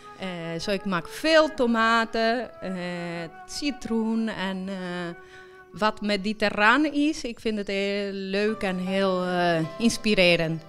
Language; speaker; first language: Dutch; early bilingual, heritage; Italian